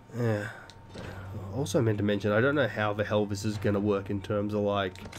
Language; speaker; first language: English; native; English